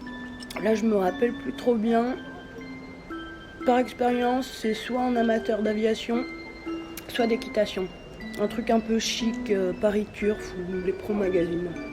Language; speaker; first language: French; native; French